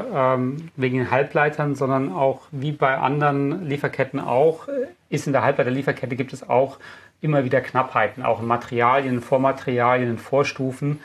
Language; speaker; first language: German; native; German